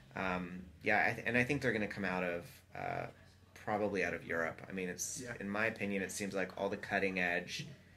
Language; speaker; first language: English; native; English